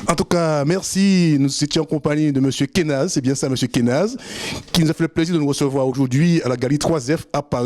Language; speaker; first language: French; native; French